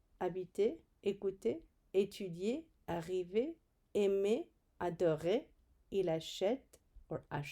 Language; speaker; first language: French; non-native, fluent; English